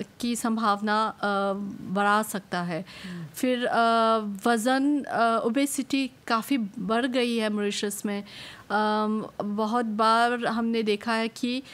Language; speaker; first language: Hindi; non-native, local second language; Morisyen